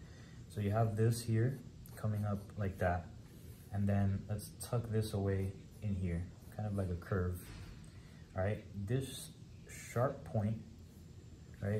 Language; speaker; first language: English; native; English